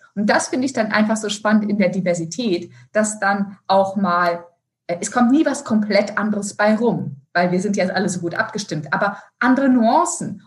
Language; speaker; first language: German; native; German